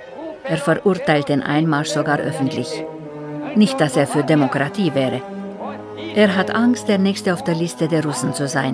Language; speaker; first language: German; native; German